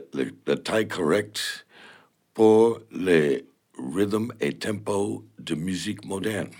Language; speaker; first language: French; non-native, fluent; English